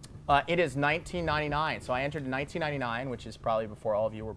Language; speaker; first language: English; native; English